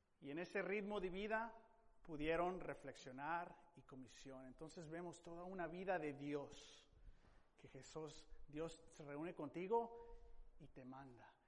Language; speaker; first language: Spanish; non-native, fluent; English